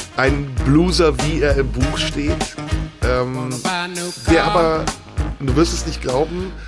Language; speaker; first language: German; native; German